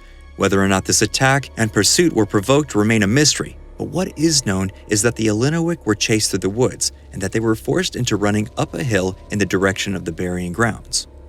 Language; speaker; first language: English; native; English